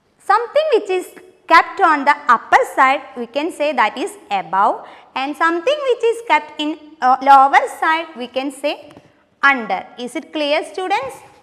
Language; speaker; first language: English; non-native, local second language; Malayalam